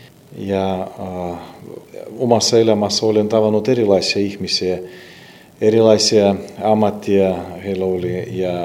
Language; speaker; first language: Finnish; non-native, fluent; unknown